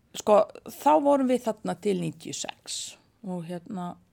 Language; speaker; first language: Icelandic; non-native, fluent; Bosnian